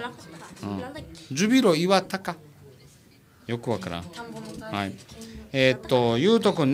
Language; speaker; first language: Japanese; native; Japanese